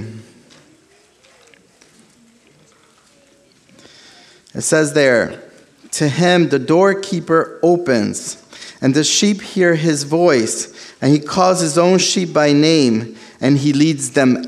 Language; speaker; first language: English; early bilingual, other home language; Spanish